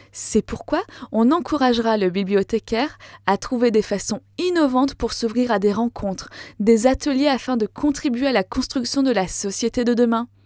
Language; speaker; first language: French; native; French